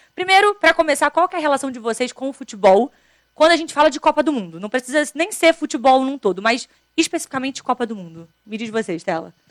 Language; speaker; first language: Portuguese; native; Portuguese